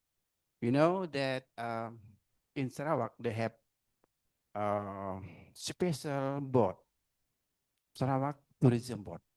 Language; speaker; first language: English; non-native, learner; Indonesian